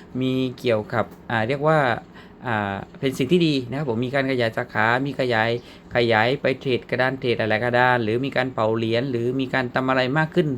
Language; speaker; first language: Thai; native; Thai